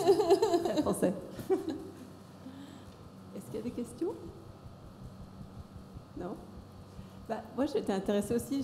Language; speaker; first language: French; native; French